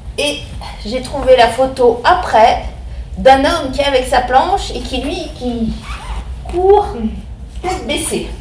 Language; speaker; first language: French; native; French